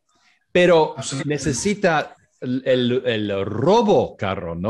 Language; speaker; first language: Spanish; non-native, learner; English